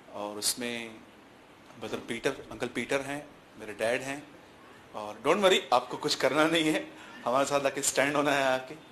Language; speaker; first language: Hindi; native; Hindi